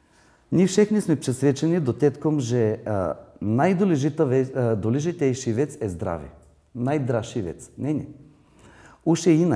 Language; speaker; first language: Czech; non-native, learner; Bulgarian